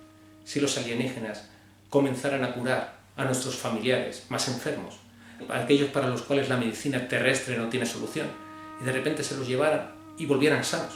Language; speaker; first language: Spanish; native; Spanish